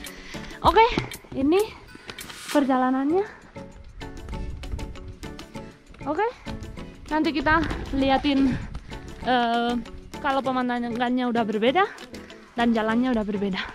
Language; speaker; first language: Indonesian; non-native, fluent; Spanish